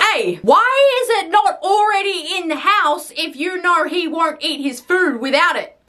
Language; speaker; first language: English; native; English